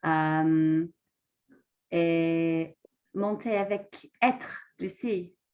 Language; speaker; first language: French; non-native, learner; English